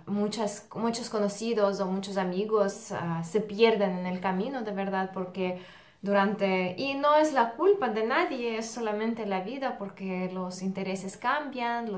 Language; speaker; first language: Spanish; non-native, fluent; Russian